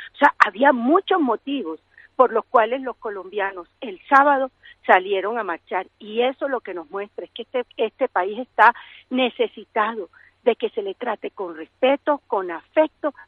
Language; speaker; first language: Spanish; native; Spanish